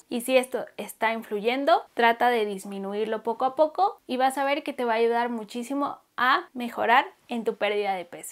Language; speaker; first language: Spanish; native; Spanish